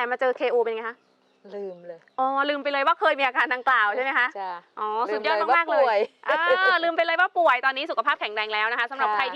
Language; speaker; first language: Thai; native; Thai